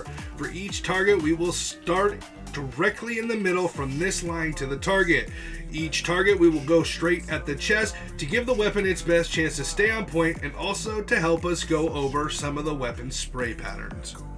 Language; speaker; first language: English; native; English